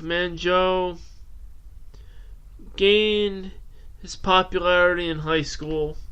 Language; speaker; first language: English; native; English